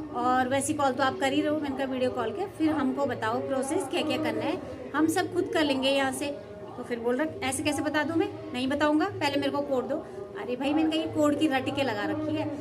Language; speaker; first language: Hindi; native; Hindi